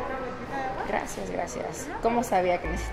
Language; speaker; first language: Spanish; early bilingual, heritage; Spanish